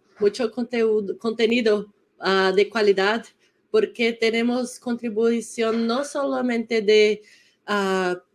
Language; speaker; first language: Spanish; non-native, learner; Portuguese